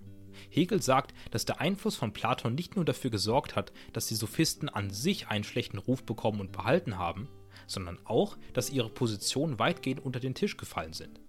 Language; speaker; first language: German; native; German